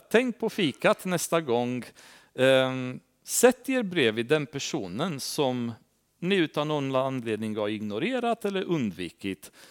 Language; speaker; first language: Swedish; non-native, fluent; Romanian